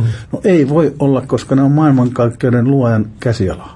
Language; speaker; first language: Finnish; native; Finnish